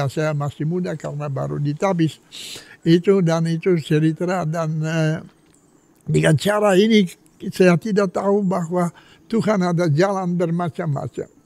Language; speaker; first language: Indonesian; non-native, fluent; Polish